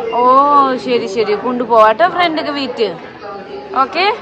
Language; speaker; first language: Malayalam; non-native, learner; Nepali